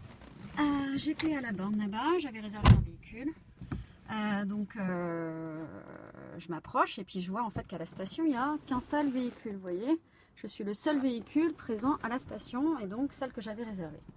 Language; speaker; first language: French; native; French